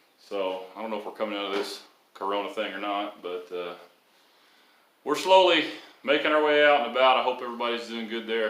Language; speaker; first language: English; native; English